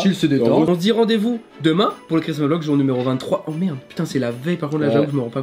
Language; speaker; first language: French; native; French